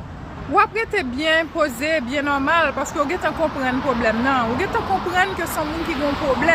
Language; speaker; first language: French; non-native, learner; Haitian Creole